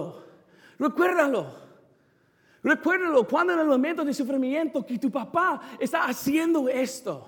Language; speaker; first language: Spanish; non-native, fluent; English